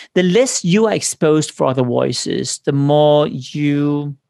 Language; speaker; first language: English; non-native, fluent; Danish